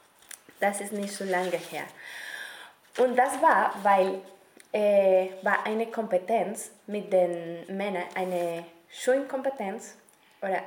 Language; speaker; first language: German; non-native, learner; Spanish